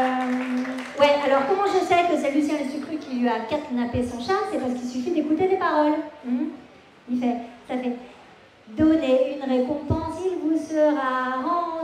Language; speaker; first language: French; native; French